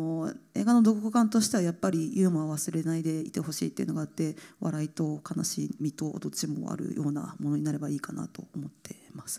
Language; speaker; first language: Japanese; native; Japanese